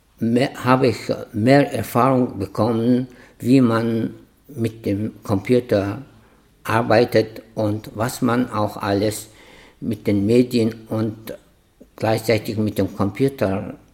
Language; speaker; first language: German; non-native, fluent; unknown